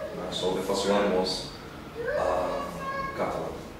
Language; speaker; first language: English; non-native, fluent; Portuguese